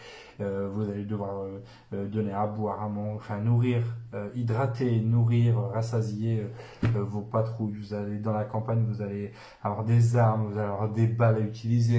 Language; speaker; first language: French; native; French